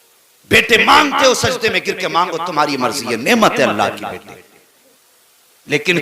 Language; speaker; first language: Hindi; native; Hindi